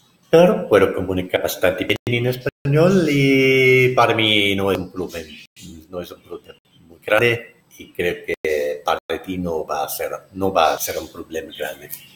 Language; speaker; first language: Spanish; non-native, learner; English